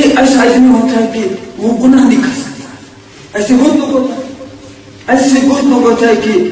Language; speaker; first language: Urdu; non-native, local second language; Pashto